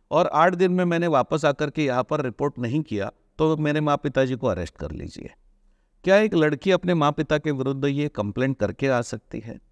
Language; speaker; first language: Hindi; non-native, local second language; Marathi